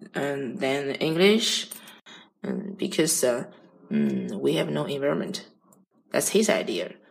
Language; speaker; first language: English; non-native, learner; Chinese